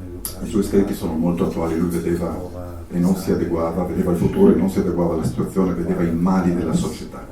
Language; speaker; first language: Italian; native; Italian